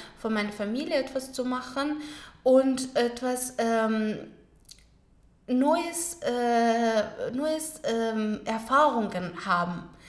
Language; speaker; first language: German; non-native, learner; Pashto